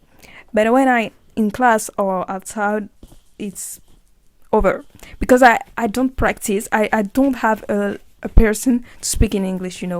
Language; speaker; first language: English; non-native, learner; French